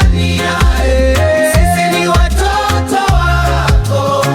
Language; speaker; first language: Swahili; native; Swahili